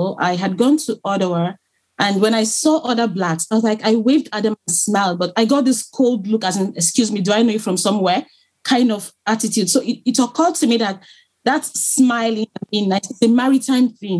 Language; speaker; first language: English; non-native, local second language; Igbo